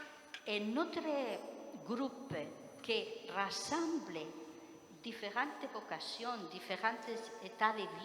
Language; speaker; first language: French; non-native, fluent; Spanish